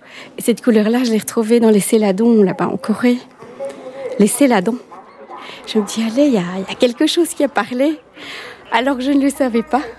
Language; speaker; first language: French; native; French